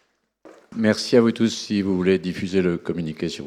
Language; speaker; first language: French; native; French